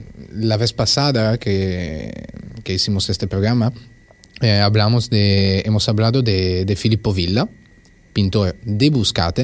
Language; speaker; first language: Spanish; non-native, fluent; Italian